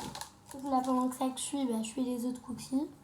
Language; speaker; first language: French; native; French